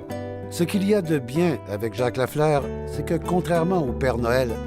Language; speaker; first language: French; native; French